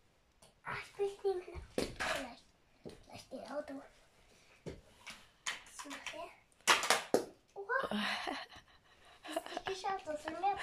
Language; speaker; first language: German; early bilingual, other home language; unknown